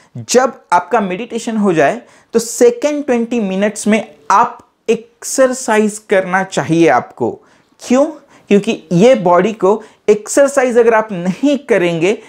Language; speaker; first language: Hindi; non-native, local second language; Marathi